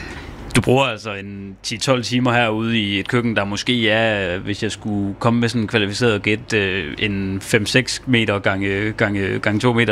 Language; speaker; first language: Danish; native; Danish